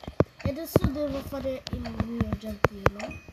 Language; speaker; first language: Italian; early bilingual, other home language; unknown